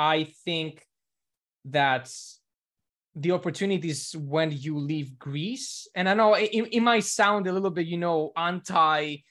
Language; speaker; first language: English; non-native, fluent; Greek